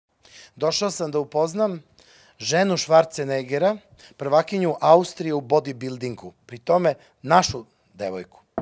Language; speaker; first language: Bosnian; native; Bosnian